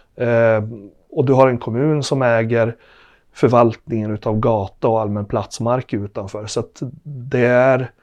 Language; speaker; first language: Swedish; native; Swedish